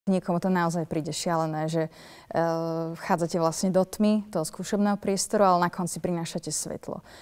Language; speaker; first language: Slovak; native; Slovak